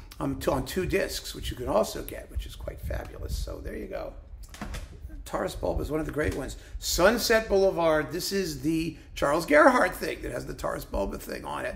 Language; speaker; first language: English; native; English